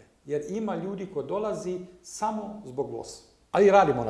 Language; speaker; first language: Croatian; non-native, learner; German